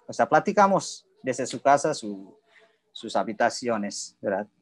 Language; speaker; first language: Spanish; non-native, learner; Indonesian